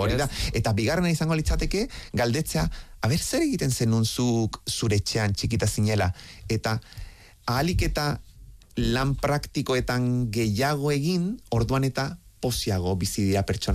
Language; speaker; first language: Basque; native; Basque